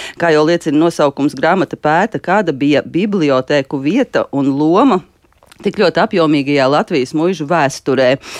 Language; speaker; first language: Latvian; native; Latvian